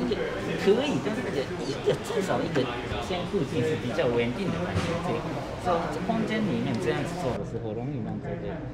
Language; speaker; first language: Chinese; non-native, learner; Japanese